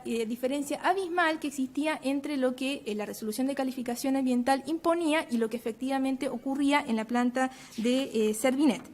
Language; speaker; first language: Spanish; native; Spanish